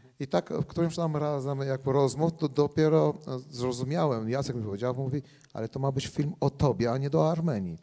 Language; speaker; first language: Polish; non-native, fluent; Armenian